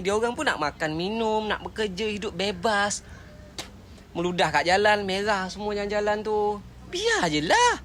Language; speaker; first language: Malay; native; Malay